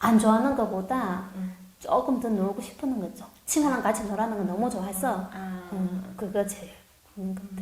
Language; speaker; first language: Korean; non-native, learner; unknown